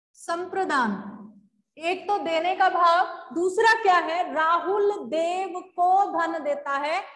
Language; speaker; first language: Hindi; native; Hindi